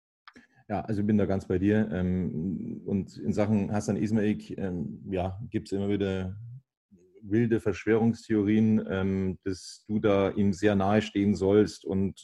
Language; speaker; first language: German; native; German